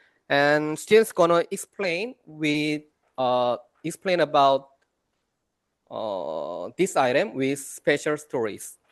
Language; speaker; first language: English; non-native, fluent; Korean